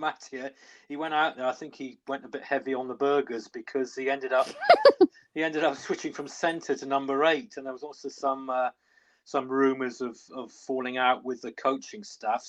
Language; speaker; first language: English; native; English